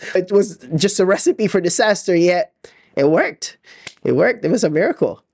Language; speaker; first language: English; non-native, local second language; Filipino